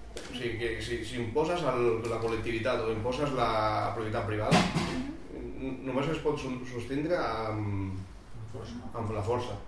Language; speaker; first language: Catalan; non-native, local second language; Spanish